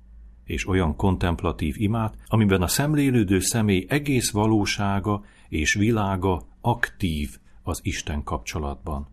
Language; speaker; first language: Hungarian; native; Hungarian